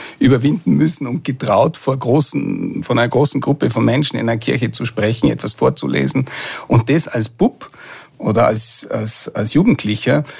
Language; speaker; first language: German; native; German